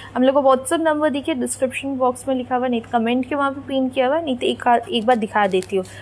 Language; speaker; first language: Hindi; non-native, local second language; Bangla